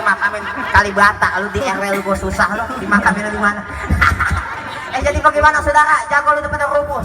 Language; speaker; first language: Indonesian; native; Indonesian